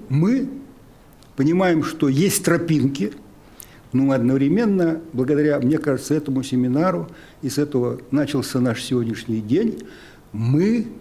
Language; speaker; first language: Russian; native; Russian